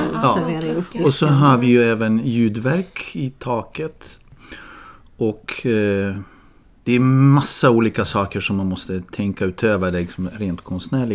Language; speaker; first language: Swedish; non-native, fluent; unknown